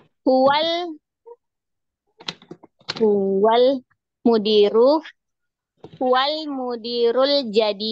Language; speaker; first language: Arabic; non-native, learner; Indonesian